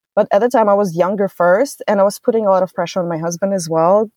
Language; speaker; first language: English; non-native, fluent; Russian